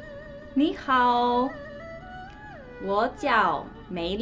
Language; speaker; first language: Chinese; non-native, learner; English